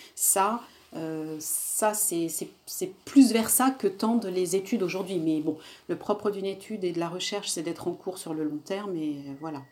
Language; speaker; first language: French; native; French